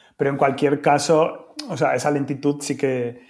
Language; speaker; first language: Spanish; native; Spanish